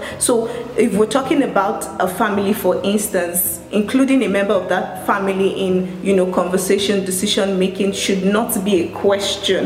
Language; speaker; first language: English; non-native, local second language; Yoruba